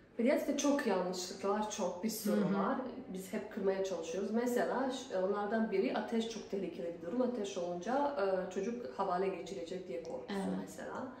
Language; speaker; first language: Turkish; non-native, fluent; Bosnian